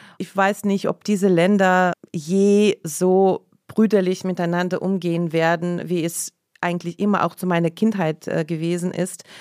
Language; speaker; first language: German; non-native, fluent; Russian